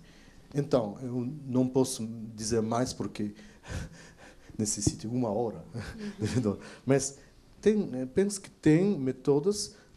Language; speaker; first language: Portuguese; non-native, fluent; French